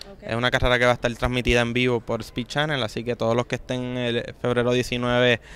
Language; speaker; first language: Spanish; native; Spanish